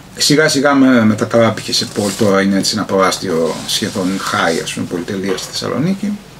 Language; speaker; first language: Greek; native; Greek